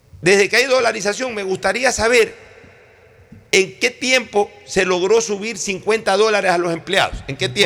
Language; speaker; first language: Spanish; native; Spanish